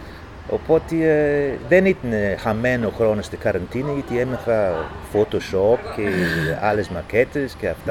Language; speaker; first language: Greek; non-native, fluent; English